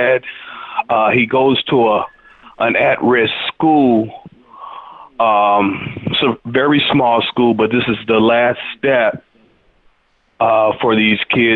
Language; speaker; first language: English; native; English